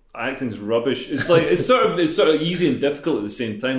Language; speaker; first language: English; native; English